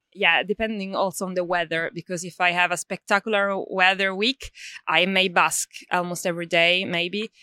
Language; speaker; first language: English; non-native, fluent; Italian